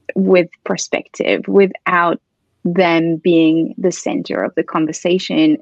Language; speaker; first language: English; non-native, fluent; French